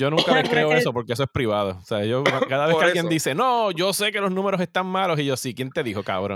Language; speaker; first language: Spanish; native; Spanish